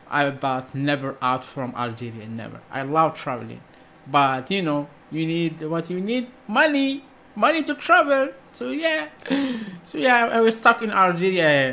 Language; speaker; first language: English; non-native, learner; Arabic